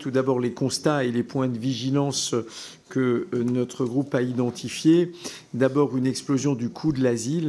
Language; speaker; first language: French; native; French